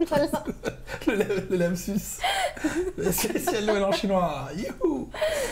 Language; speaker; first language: French; native; French